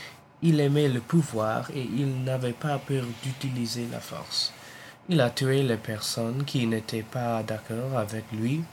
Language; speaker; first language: French; non-native, learner; English